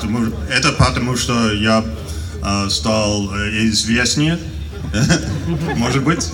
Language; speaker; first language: Russian; non-native, learner; English